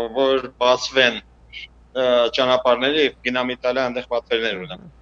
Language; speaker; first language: Armenian; native; Armenian